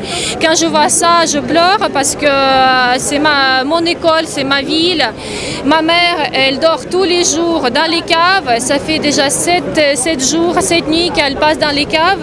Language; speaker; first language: French; non-native, fluent; Russian